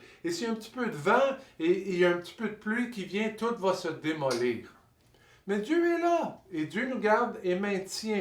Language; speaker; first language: French; native; French